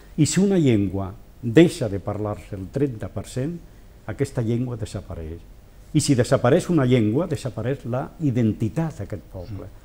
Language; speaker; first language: Catalan; non-native, local second language; Spanish